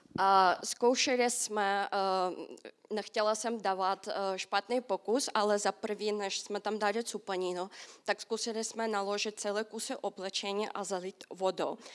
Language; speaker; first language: Czech; non-native, fluent; Russian